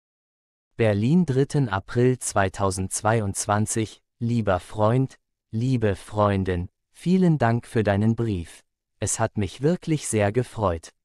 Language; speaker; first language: German; non-native, fluent; Arabic